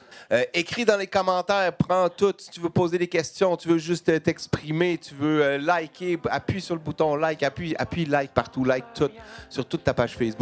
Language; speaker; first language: French; native; French